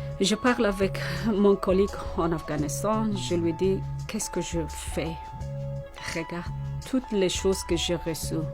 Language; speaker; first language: French; non-native, learner; Persian